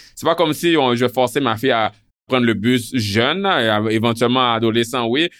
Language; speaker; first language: French; non-native, local second language; Haitian Creole